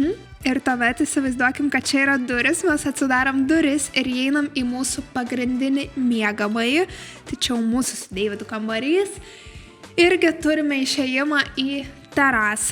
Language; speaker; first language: Lithuanian; native; Lithuanian